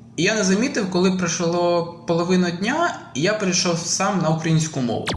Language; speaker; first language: Ukrainian; non-native, local second language; Russian